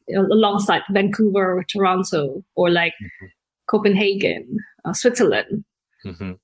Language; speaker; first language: English; early bilingual, other home language; Indonesian